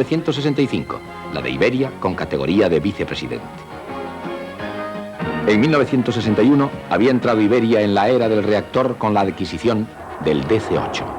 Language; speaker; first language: Spanish; native; Spanish